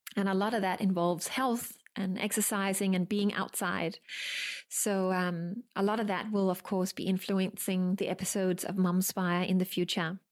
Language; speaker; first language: English; non-native, fluent; Danish